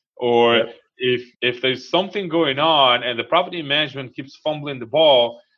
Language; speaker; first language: English; non-native, fluent; Hebrew